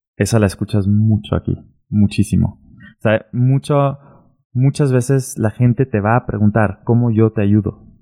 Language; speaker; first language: Spanish; early bilingual, heritage; German